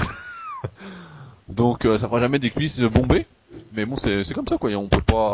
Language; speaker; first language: French; native; French